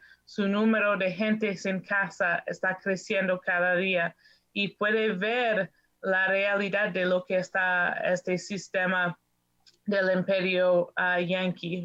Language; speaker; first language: Spanish; non-native, fluent; English